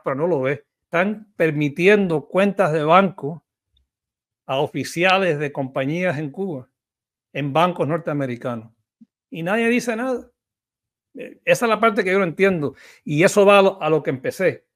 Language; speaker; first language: Spanish; early bilingual, heritage; Spanish